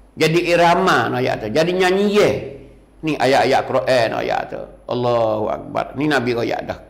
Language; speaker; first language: Malay; native; Malay